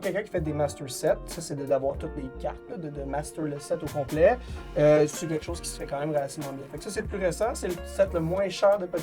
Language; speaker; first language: French; native; French